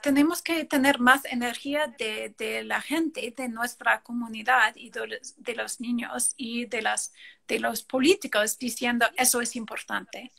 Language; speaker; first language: Spanish; non-native, fluent; English